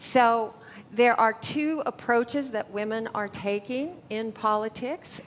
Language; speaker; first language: English; native; English